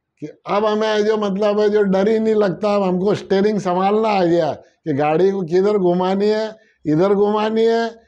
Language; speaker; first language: Hindi; native; Hindi